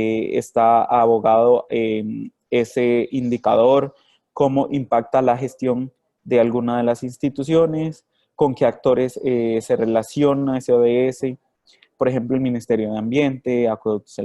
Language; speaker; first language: Spanish; native; Spanish